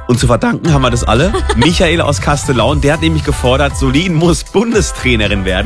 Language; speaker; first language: German; native; German